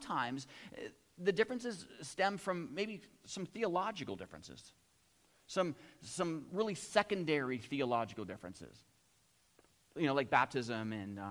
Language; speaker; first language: English; native; English